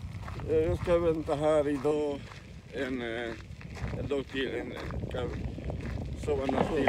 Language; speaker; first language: Swedish; non-native, learner; Spanish